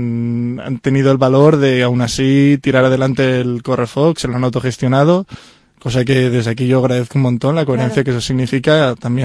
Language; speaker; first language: Spanish; native; Spanish